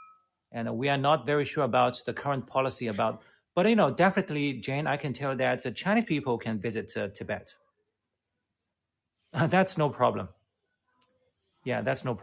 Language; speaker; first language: English; non-native, fluent; Chinese